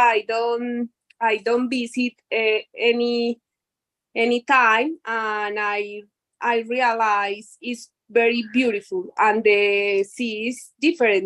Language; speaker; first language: English; non-native, learner; Spanish